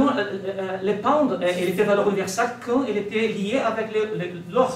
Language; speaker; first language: French; non-native, learner; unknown